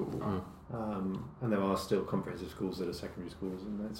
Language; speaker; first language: English; native; English